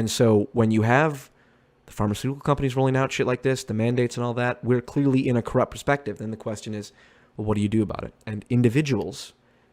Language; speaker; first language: English; native; English